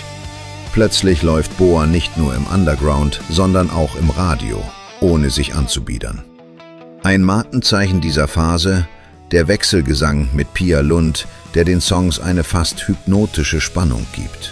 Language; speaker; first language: German; native; German